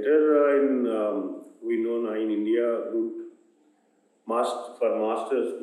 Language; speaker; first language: English; non-native, local second language; Telugu